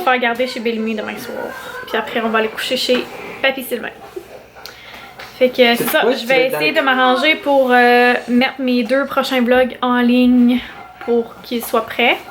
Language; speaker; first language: French; native; French